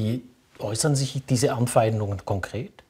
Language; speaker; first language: German; native; German